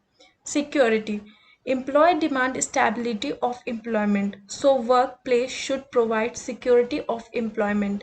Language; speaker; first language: English; non-native, local second language; Hindi